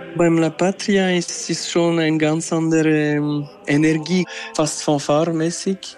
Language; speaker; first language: German; non-native, local second language; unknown